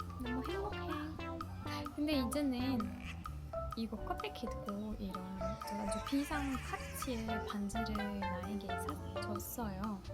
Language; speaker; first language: Korean; non-native, learner; Russian